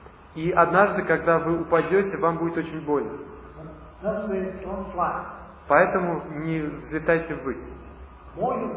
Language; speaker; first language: Russian; native; Russian